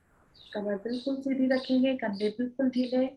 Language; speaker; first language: Hindi; native; Hindi